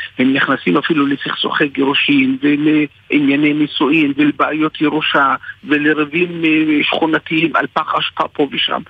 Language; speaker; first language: Hebrew; non-native, local second language; Arabic